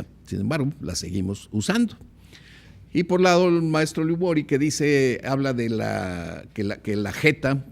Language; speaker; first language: Spanish; native; Spanish